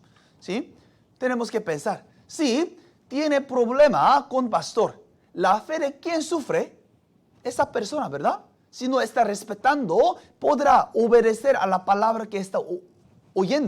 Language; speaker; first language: Spanish; non-native, fluent; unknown